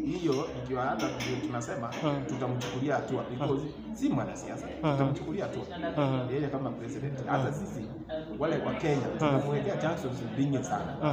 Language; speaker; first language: Swahili; non-native, local second language; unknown